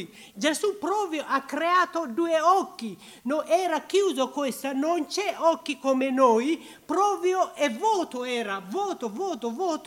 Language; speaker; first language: Italian; non-native, learner; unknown